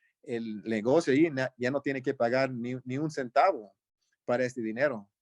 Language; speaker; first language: Spanish; early bilingual, heritage; Spanish